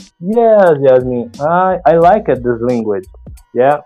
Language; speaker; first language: English; non-native, learner; Portuguese